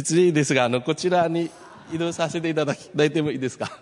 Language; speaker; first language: Japanese; non-native, fluent; Nepali